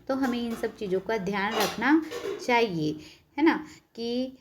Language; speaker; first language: Hindi; non-native, local second language; Marathi